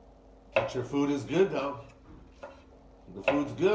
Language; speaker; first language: English; native; English